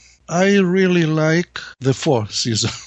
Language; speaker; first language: English; non-native, learner; Spanish